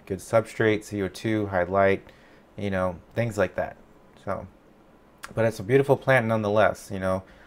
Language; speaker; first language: English; native; English